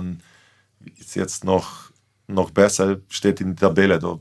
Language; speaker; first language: German; non-native, fluent; Slovenian